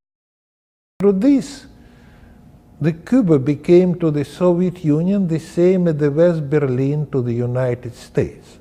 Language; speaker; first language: English; non-native, fluent; Russian